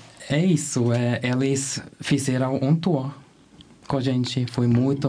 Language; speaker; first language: Portuguese; non-native, learner; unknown